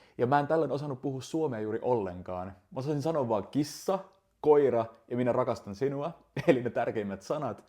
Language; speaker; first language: Finnish; early bilingual, other home language; Estonian